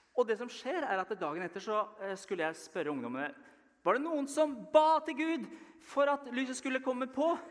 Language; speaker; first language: Norwegian; early bilingual, other home language; Persian